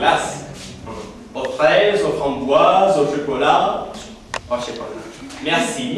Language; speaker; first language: French; non-native, fluent; Russian